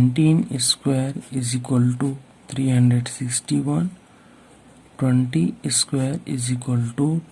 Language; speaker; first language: English; non-native, local second language; Hindi